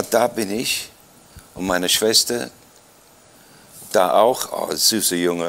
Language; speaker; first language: German; non-native, fluent; English